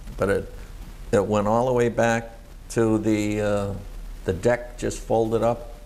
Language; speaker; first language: English; native; English